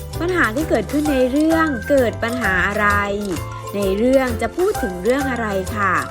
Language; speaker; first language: Thai; native; Thai